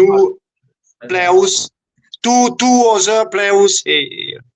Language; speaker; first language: English; non-native, learner; French